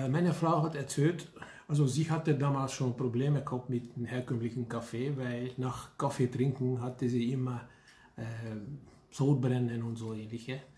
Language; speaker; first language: German; non-native, fluent; Hungarian